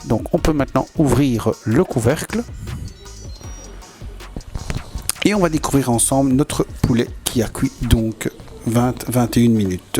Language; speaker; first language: French; native; French